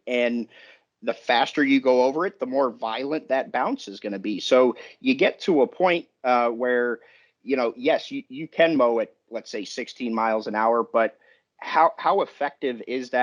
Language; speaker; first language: English; native; English